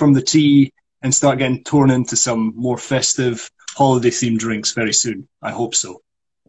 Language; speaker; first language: English; non-native, local second language; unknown